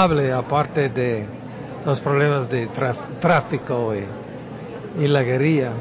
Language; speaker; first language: Spanish; non-native, fluent; English